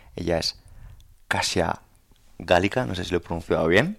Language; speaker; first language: Spanish; native; Spanish